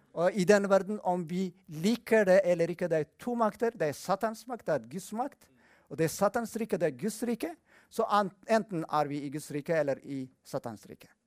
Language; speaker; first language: Norwegian; non-native, fluent; Amharic